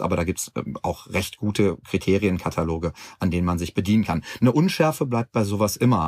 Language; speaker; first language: German; native; German